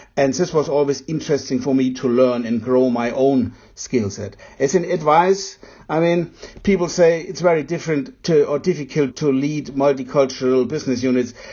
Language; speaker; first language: English; non-native, fluent; German